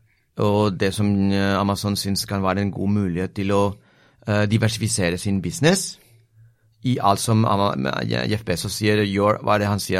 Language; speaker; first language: Norwegian; non-native, fluent; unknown